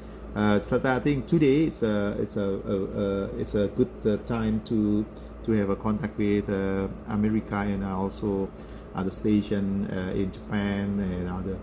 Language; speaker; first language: English; non-native, learner; Indonesian